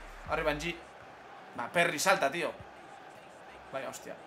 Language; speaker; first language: Spanish; native; Spanish